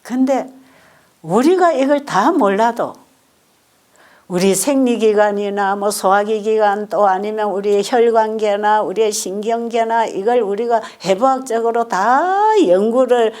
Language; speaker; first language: Korean; native; Korean